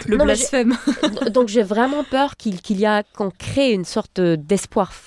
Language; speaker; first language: French; non-native, fluent; German